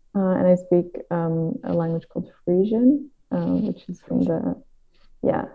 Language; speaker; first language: English; non-native, fluent; Dutch